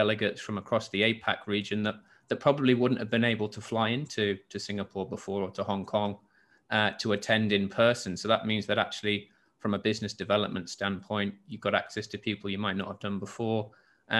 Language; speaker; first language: English; native; English